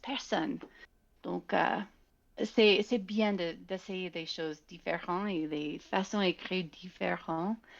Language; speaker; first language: French; non-native, fluent; English